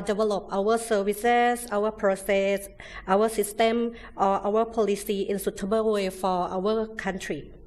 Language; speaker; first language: English; non-native, learner; Thai